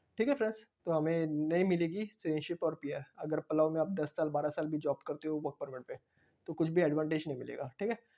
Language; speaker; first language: Hindi; non-native, local second language; Marathi